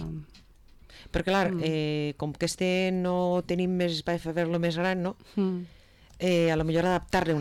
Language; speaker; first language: Catalan; native; Catalan